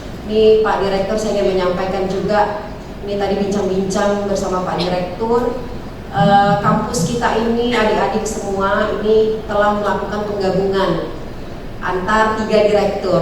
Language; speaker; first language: Indonesian; native; Indonesian